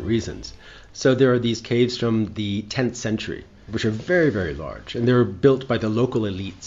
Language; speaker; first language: English; native; English